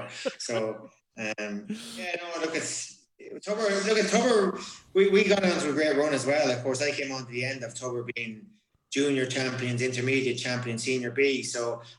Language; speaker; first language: English; native; English